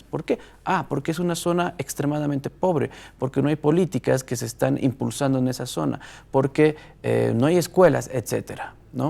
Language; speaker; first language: Spanish; native; Spanish